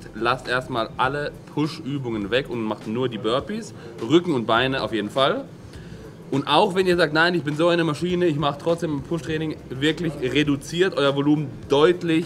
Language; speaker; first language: German; native; German